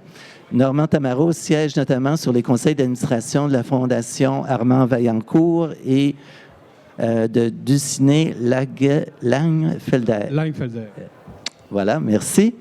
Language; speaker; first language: French; native; French